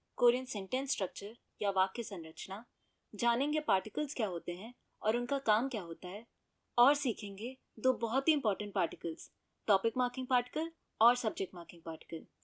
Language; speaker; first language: Hindi; native; Hindi